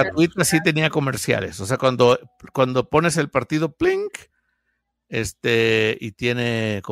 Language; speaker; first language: Spanish; native; Spanish